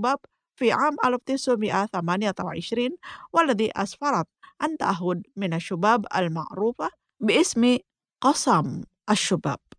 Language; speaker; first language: Arabic; non-native, fluent; Indonesian